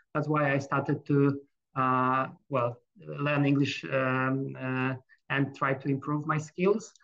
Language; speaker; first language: English; non-native, fluent; Polish